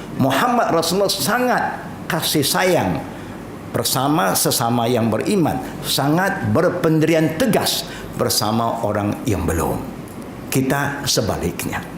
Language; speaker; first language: Malay; non-native, local second language; Chinese